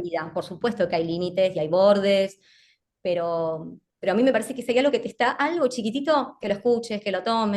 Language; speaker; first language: Spanish; native; Spanish